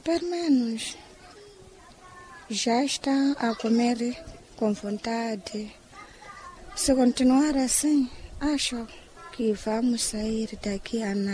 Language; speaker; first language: Portuguese; non-native, local second language; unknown